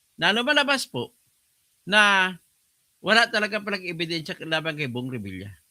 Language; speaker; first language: Filipino; non-native, local second language; Hiligaynon